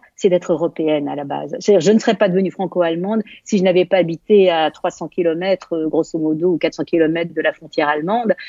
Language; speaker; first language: French; native; French